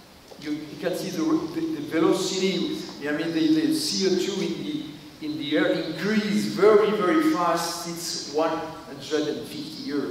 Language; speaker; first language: English; non-native, learner; French